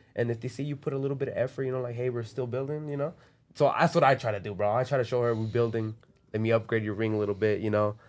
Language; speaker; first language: English; early bilingual, other home language; Spanish